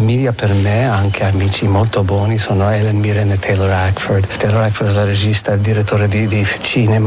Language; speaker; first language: Italian; non-native, learner; English